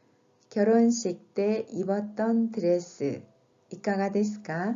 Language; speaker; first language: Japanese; non-native, fluent; Korean